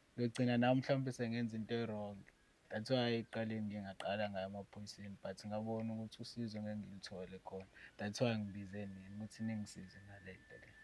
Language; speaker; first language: Zulu; native; Zulu